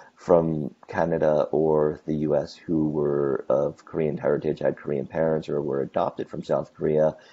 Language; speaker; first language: English; native; English